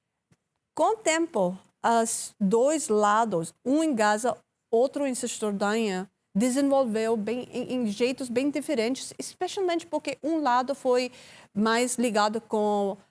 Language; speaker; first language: Portuguese; non-native, learner; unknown